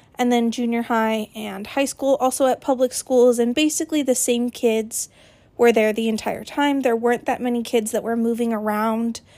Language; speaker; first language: English; native; English